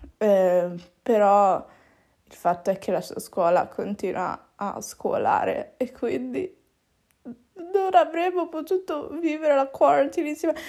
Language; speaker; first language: Italian; native; Italian